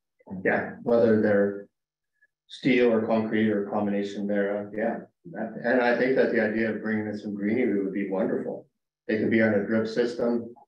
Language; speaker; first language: English; native; English